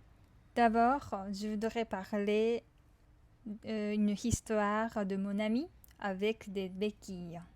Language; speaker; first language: French; non-native, fluent; Japanese